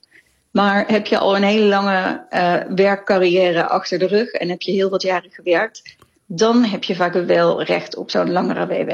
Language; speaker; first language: Dutch; native; Dutch